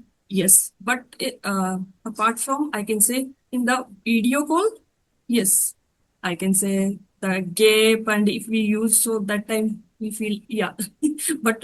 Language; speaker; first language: English; non-native, learner; Hindi